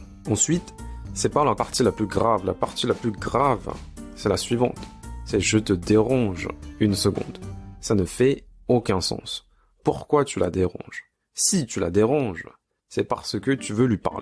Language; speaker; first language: French; native; French